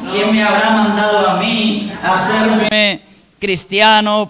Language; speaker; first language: Spanish; native; Spanish